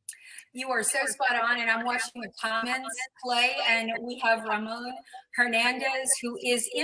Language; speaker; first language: English; native; English